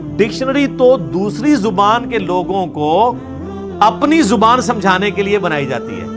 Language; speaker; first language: Urdu; non-native, local second language; Punjabi